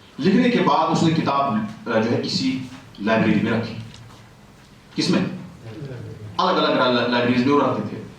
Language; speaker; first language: Urdu; non-native, local second language; Kashmiri